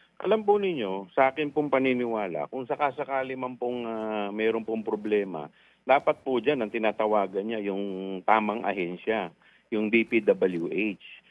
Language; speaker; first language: Filipino; native; Filipino